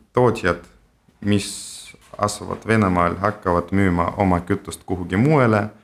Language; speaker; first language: Estonian; non-native, local second language; Russian